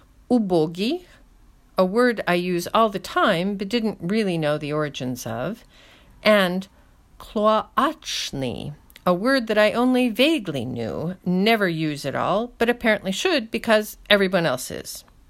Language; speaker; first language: English; native; English